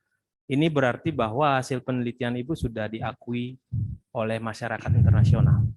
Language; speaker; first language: Indonesian; native; Indonesian